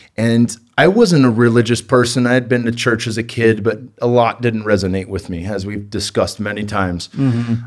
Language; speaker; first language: English; native; English